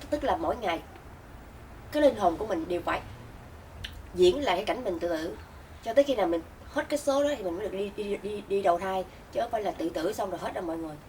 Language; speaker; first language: Vietnamese; native; Vietnamese